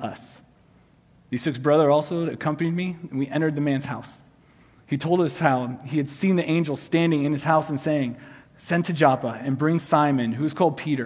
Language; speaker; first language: English; native; English